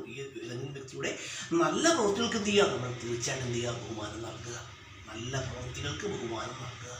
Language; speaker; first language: Malayalam; native; Malayalam